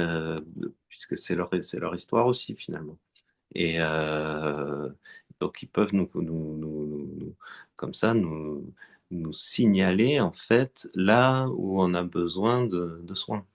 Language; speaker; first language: French; native; French